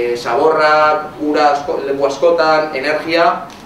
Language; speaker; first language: Basque; non-native, local second language; Spanish